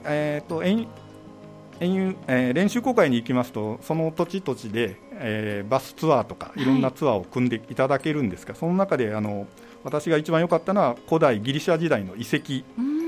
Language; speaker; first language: Japanese; native; Japanese